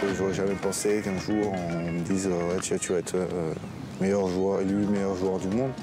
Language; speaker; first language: French; native; French